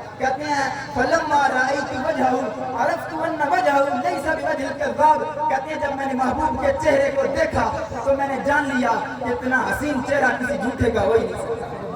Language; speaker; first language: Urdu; non-native, local second language; Punjabi